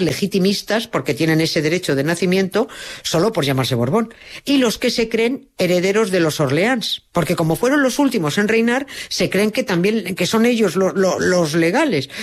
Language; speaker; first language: Spanish; native; Spanish